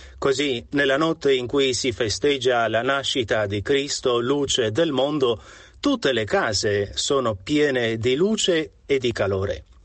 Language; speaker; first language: Italian; non-native, fluent; Romanian